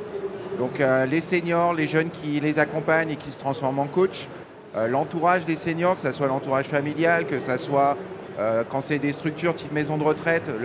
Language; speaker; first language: French; native; French